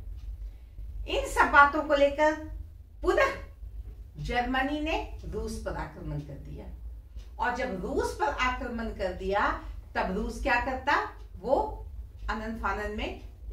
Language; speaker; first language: Hindi; native; Hindi